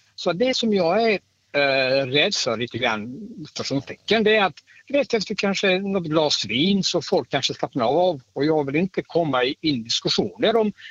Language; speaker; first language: Swedish; non-native, fluent; Bosnian